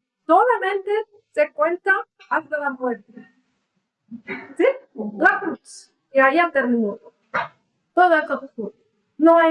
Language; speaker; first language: Spanish; non-native, learner; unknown